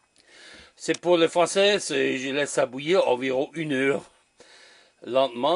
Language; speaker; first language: French; non-native, learner; German